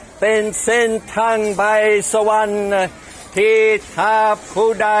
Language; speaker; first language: Thai; non-native, fluent; English